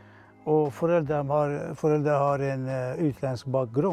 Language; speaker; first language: Swedish; non-native, fluent; Persian